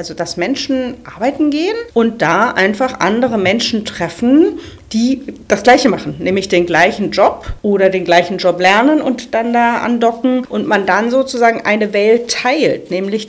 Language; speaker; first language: German; native; German